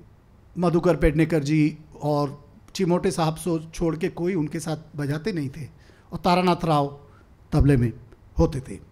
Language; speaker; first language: Hindi; native; Hindi